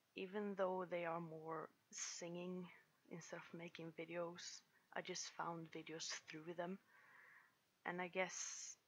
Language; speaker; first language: English; non-native, fluent; Swedish